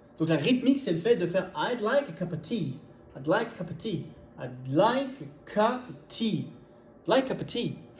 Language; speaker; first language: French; native; French